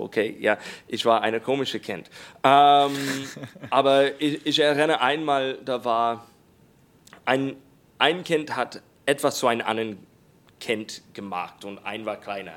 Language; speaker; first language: German; non-native, learner; English